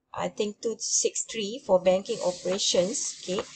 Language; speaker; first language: English; non-native, local second language; Malay